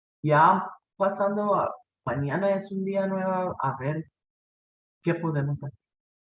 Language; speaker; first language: Spanish; non-native, fluent; English